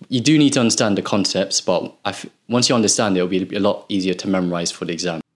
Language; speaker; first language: English; native; English